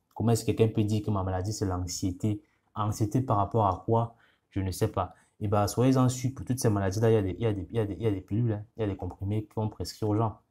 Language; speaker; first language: French; non-native, local second language; Ghomala